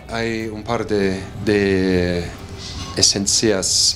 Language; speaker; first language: Spanish; non-native, learner; English